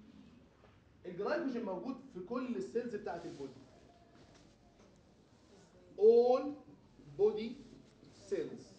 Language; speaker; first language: Arabic; native; Arabic